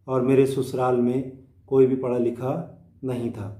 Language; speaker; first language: Hindi; non-native, local second language; Marathi